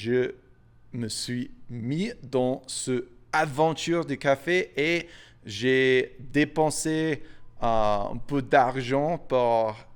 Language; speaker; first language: French; non-native, fluent; English